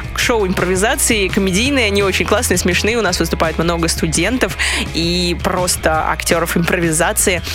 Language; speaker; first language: Russian; non-native, fluent; English